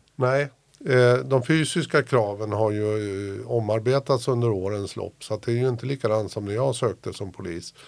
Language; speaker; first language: Swedish; native; Swedish